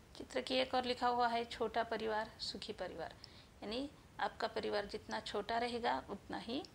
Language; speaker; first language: Hindi; non-native, local second language; Marathi